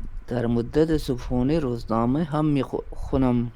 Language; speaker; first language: Persian; non-native, learner; Urdu